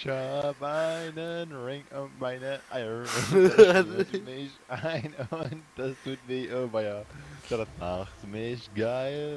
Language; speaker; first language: German; native; German